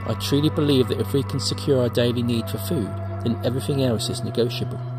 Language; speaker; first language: English; native; English